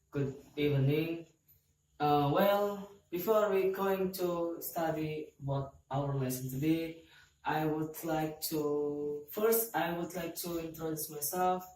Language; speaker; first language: English; non-native, learner; Indonesian